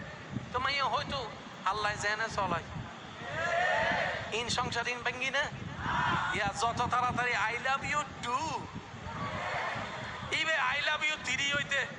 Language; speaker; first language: Bangla; non-native, local second language; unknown